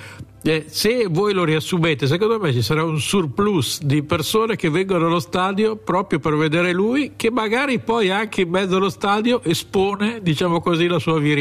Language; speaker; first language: Italian; native; Italian